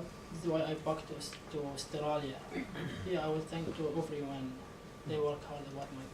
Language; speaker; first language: English; non-native, learner; Arabic